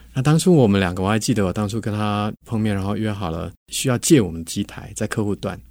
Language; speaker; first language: Chinese; native; Chinese